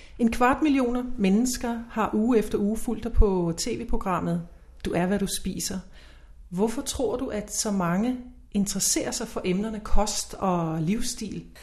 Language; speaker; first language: Danish; native; Danish